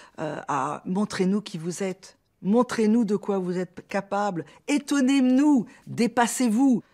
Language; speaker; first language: French; native; French